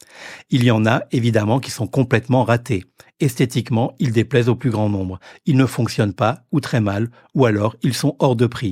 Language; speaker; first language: French; native; French